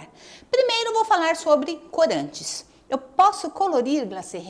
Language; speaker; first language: Portuguese; native; Portuguese